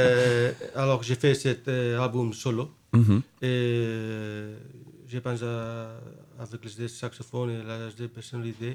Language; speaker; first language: French; non-native, learner; Spanish